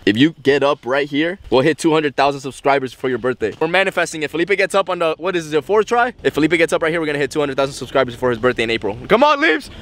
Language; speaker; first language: English; early bilingual, other home language; Spanish